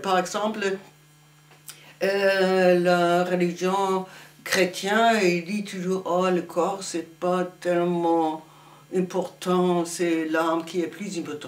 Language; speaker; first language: French; non-native, fluent; German